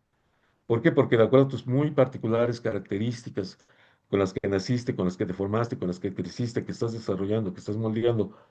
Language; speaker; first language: Spanish; native; Spanish